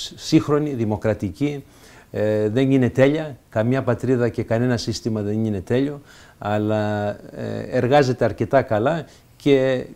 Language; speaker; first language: Greek; early bilingual, heritage; Greek